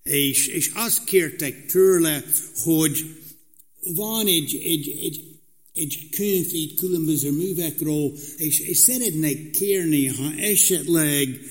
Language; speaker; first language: Hungarian; non-native, fluent; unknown